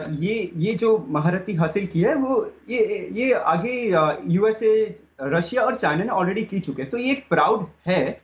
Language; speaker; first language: Hindi; non-native, local second language; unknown